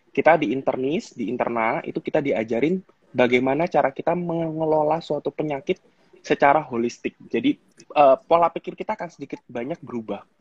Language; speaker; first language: Indonesian; native; Indonesian